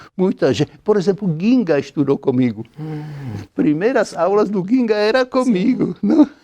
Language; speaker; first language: Portuguese; non-native, fluent; Czech